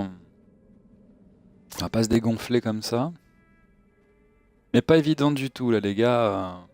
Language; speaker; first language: French; native; French